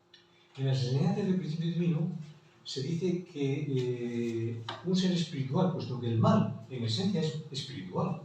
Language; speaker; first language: Spanish; native; Spanish